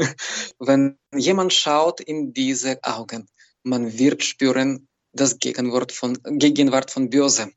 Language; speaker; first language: German; non-native, fluent; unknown